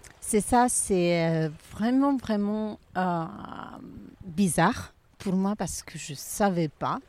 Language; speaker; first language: French; non-native, learner; Ukrainian